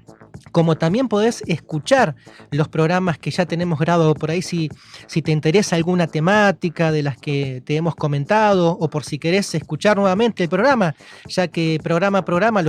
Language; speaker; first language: Spanish; native; Spanish